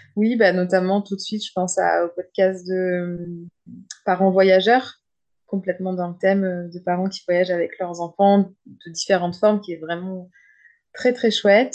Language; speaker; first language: French; native; French